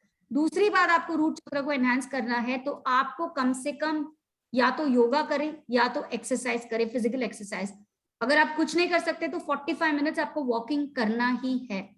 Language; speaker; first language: Hindi; native; Hindi